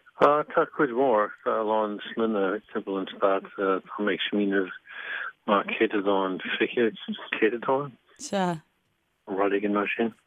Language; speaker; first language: Irish; non-native, learner; English